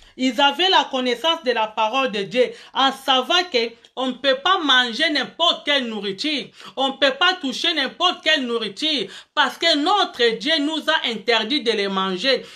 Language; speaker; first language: French; non-native, local second language; Lingala